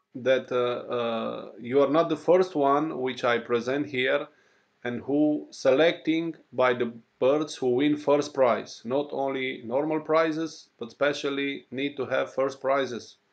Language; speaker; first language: English; non-native, learner; Romanian